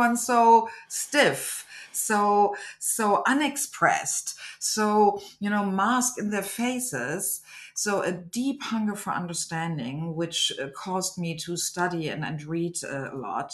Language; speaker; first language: English; non-native, fluent; German